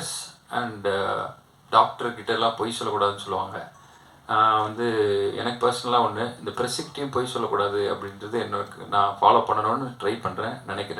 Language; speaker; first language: Tamil; native; Tamil